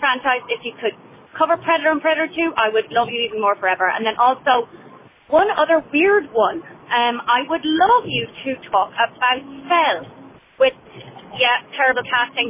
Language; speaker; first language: English; native; English